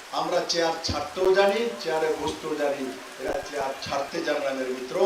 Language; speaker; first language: Bangla; native; Bangla